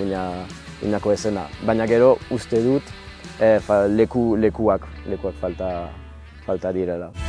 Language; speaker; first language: Basque; non-native, local second language; French